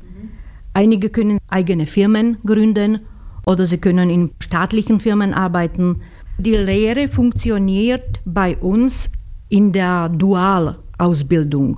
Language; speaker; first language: German; non-native, fluent; Slovak